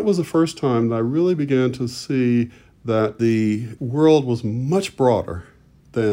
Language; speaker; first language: English; native; English